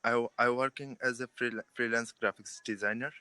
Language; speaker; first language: English; non-native, learner; Bangla